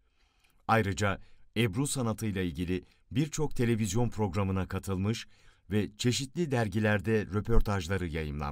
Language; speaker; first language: Turkish; native; Turkish